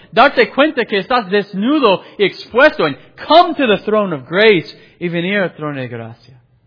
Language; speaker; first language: Spanish; non-native, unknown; English